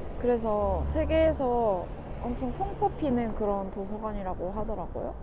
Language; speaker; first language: Korean; native; Korean